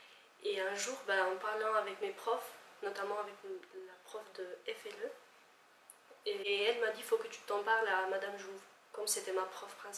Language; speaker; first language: French; non-native, fluent; Albanian